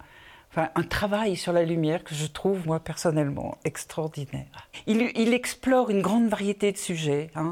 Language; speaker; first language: French; native; French